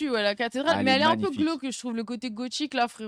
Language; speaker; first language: French; native; French